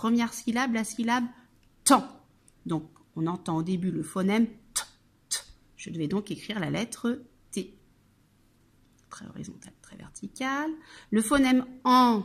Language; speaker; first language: French; native; French